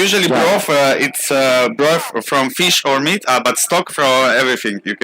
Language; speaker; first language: English; non-native, learner; Russian